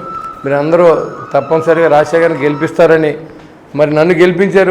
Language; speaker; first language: Telugu; native; Telugu